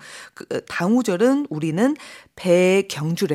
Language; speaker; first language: Korean; non-native, fluent; Chinese